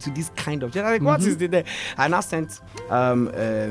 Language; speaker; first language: English; non-native, local second language; Yoruba